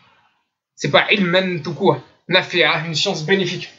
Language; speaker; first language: French; native; French